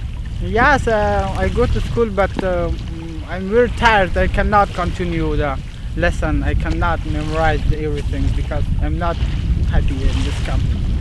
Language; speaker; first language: English; non-native, learner; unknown